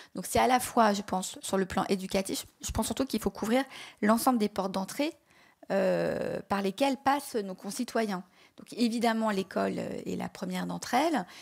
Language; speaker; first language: French; native; French